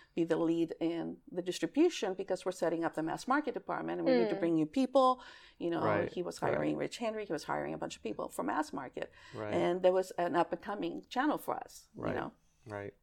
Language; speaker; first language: English; early bilingual, other home language; Greek